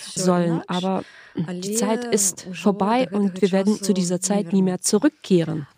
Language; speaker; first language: German; non-native, fluent; Belarusian